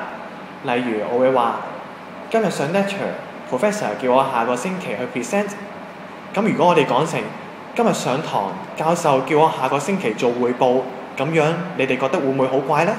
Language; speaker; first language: Chinese; non-native, local second language; Cantonese